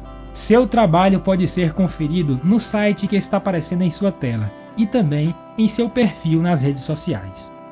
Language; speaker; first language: Portuguese; native; Portuguese